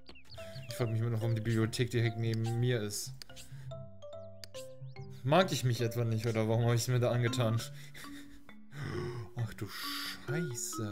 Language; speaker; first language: German; native; German